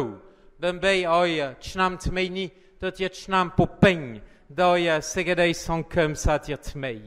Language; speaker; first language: Khmer; non-native, fluent; French